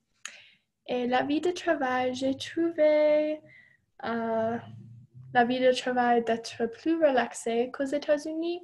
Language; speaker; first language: French; non-native, fluent; English